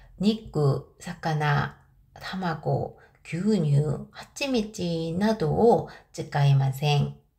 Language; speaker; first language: Japanese; non-native, fluent; Korean